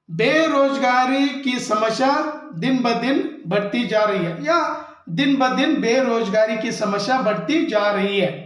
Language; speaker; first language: Hindi; non-native, local second language; Kannada